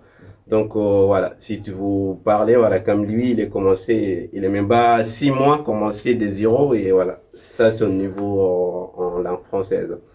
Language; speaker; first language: French; non-native, local second language; Arabic